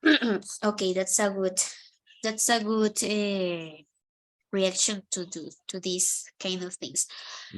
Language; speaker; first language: English; non-native, fluent; Spanish